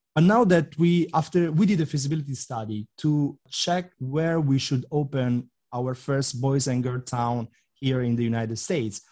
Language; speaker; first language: English; non-native, fluent; Italian